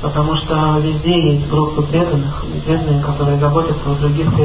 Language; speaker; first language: Russian; native; Russian